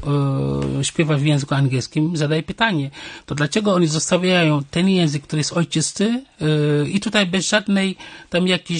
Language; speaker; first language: Polish; non-native, fluent; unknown